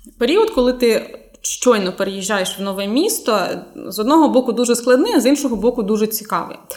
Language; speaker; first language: Ukrainian; native; Ukrainian